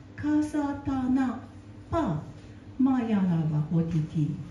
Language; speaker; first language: Hindi; non-native, learner; Japanese